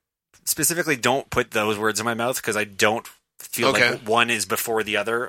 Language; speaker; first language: English; native; English